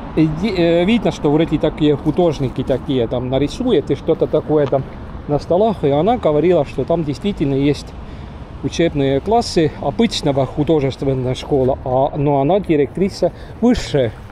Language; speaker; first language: Russian; non-native, learner; Estonian